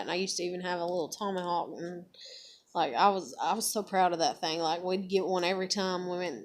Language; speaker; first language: English; native; English